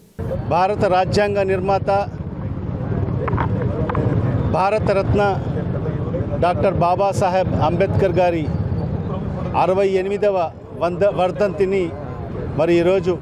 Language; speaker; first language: Telugu; native; Telugu